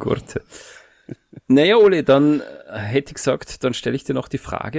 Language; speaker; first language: German; native; German